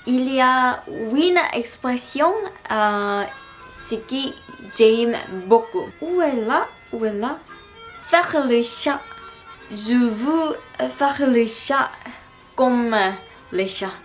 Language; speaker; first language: French; non-native, learner; Korean